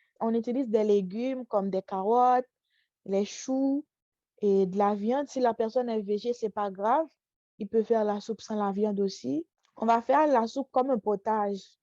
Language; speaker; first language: French; non-native, local second language; Haitian Creole